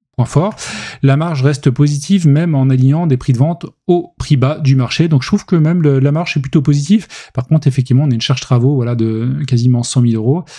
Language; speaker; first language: French; native; French